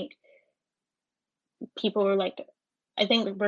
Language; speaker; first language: English; native; English